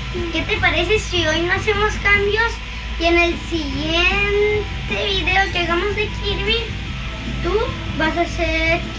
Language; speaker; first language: Spanish; native; Spanish